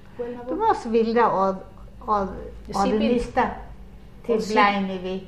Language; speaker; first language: Welsh; native; Welsh